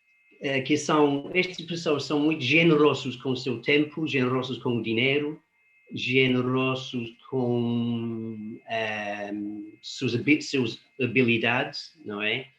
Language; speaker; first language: Portuguese; non-native, fluent; English